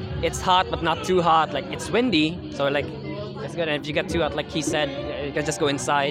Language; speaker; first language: English; non-native, local second language; Cebuano